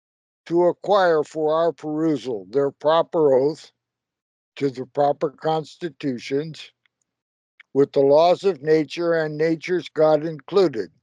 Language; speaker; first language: English; native; English